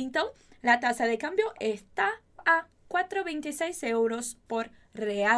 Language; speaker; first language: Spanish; non-native, fluent; Portuguese